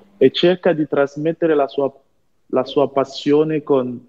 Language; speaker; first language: Italian; non-native, fluent; French